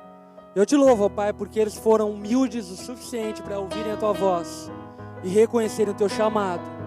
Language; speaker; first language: Portuguese; native; Portuguese